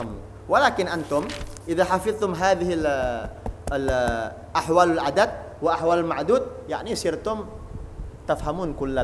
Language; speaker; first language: Arabic; non-native, fluent; Indonesian